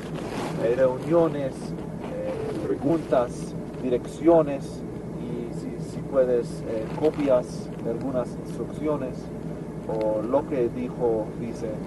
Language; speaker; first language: Spanish; non-native, learner; English